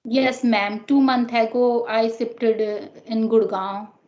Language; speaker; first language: English; non-native, learner; Hindi